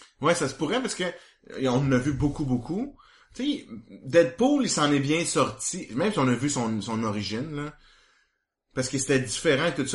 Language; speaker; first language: French; native; French